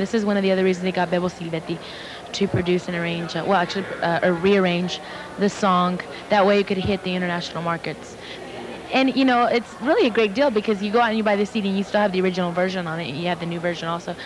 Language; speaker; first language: English; native; English